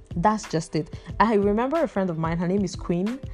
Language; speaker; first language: English; non-native, local second language; Igbo